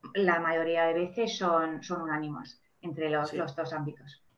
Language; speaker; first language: Spanish; non-native, fluent; English